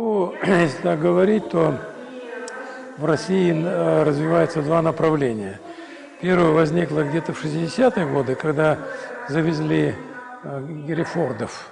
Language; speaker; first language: Russian; native; Russian